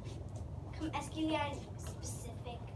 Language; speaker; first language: French; non-native, learner; English